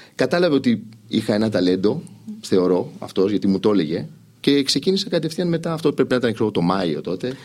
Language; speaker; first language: Greek; early bilingual, heritage; Greek